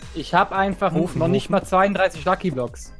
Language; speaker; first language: German; native; German